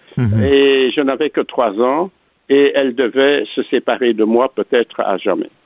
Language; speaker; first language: French; native; French